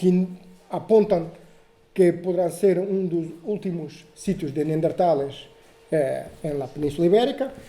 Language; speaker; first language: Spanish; non-native, learner; Portuguese